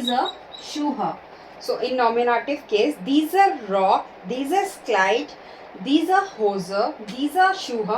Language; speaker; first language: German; non-native, learner; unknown